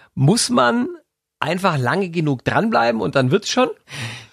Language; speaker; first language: German; native; German